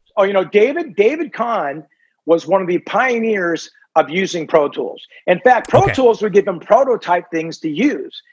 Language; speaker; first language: English; native; English